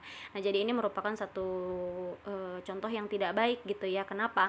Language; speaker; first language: Indonesian; native; Indonesian